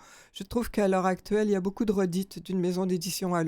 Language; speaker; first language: French; native; French